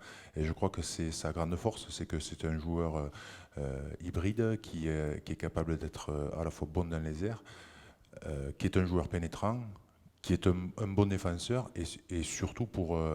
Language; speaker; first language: French; native; French